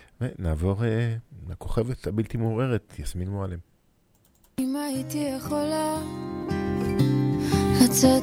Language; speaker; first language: Hebrew; native; Hebrew